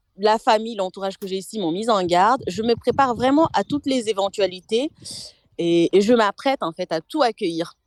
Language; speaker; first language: French; non-native, local second language; Malagasy